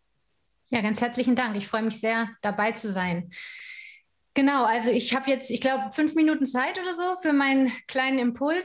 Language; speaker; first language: German; native; German